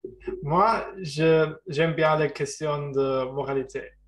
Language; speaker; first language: French; non-native, learner; German